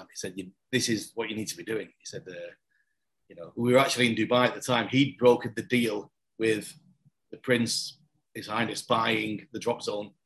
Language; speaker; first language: English; native; English